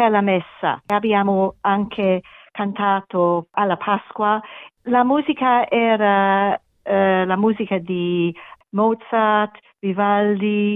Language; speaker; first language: Italian; non-native, learner; English